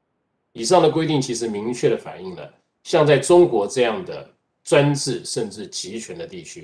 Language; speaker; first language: Chinese; native; Chinese